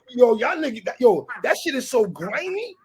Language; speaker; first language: English; native; English